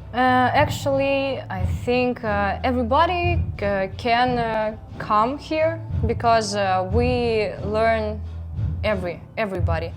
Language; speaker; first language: English; non-native, learner; Russian